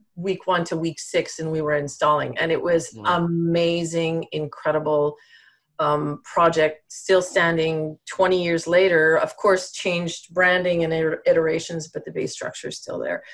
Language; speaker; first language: English; native; English